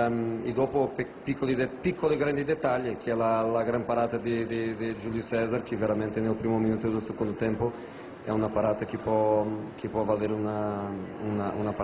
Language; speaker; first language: Italian; non-native, fluent; Portuguese